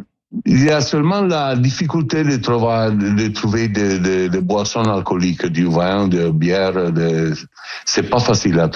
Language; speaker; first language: French; non-native, learner; Italian